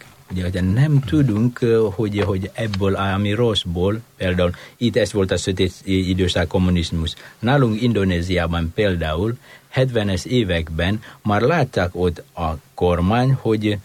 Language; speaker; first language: Hungarian; non-native, fluent; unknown